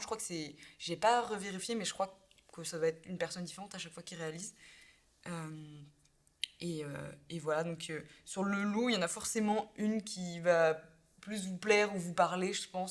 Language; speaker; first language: French; native; French